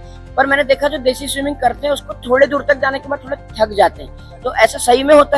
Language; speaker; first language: Hindi; native; Hindi